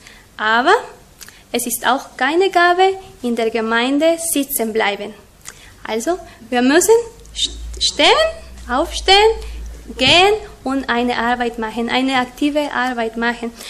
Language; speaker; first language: German; non-native, learner; Spanish